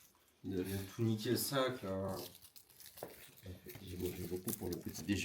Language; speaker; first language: French; native; French